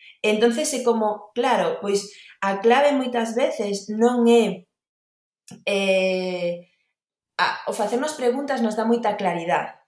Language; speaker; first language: Galician; non-native, local second language; Spanish